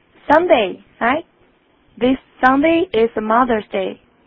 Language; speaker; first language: English; non-native, fluent; Chinese